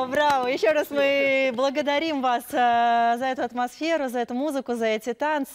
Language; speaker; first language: Russian; native; Russian